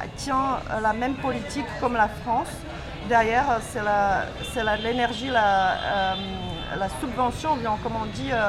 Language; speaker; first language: French; non-native, fluent; Czech